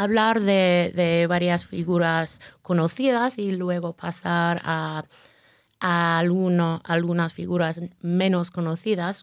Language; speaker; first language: Spanish; non-native, fluent; English